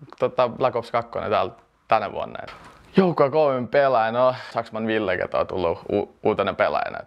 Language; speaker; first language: Finnish; early bilingual, other home language; Russian